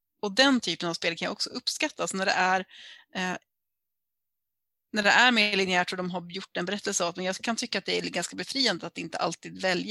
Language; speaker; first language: Swedish; native; Swedish